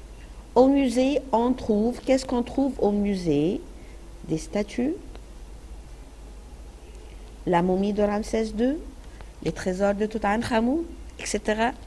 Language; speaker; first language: French; non-native, fluent; Arabic